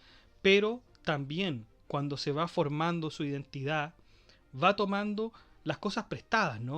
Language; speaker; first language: Spanish; native; Spanish